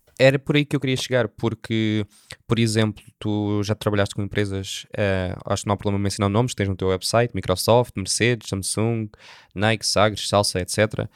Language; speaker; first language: Portuguese; native; Portuguese